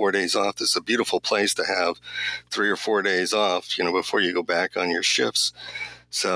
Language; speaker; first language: English; native; English